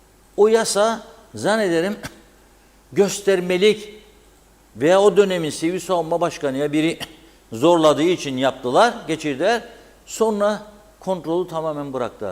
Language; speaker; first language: Turkish; native; Turkish